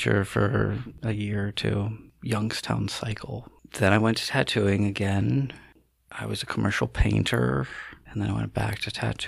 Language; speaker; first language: English; native; English